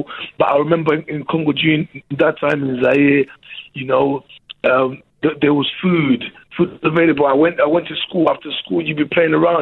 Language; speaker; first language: English; early bilingual, other home language; Lingala